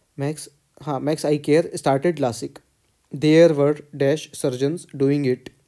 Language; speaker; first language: Hindi; native; Hindi